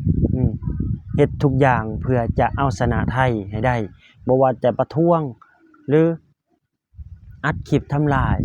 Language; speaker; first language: Thai; non-native, local second language; Lao